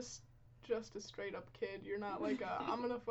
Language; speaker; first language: English; native; English